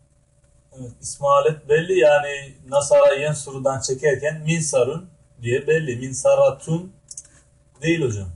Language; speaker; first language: Turkish; native; Turkish